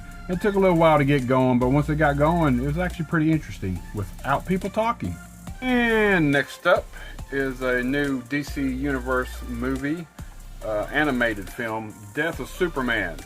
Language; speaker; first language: English; native; English